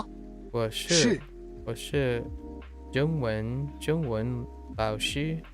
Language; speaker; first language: Chinese; non-native, learner; English